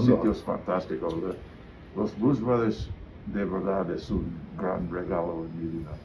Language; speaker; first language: Spanish; non-native, learner; English